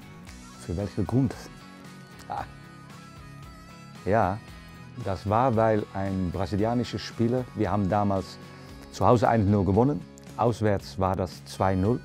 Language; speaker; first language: German; non-native, fluent; Dutch